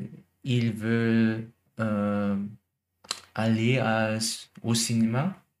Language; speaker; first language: French; non-native, learner; German